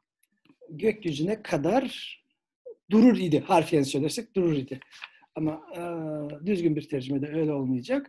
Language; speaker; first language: Turkish; native; Turkish